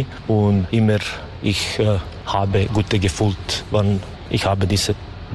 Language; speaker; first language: German; non-native, learner; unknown